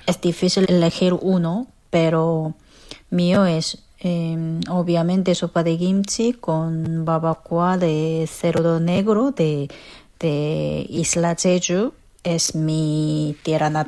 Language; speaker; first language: Spanish; non-native, fluent; Korean